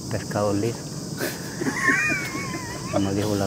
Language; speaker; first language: Spanish; native; Spanish